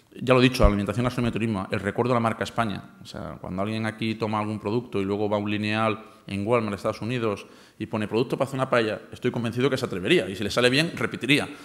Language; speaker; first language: Spanish; native; Spanish